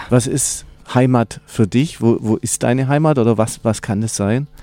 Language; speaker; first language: German; native; German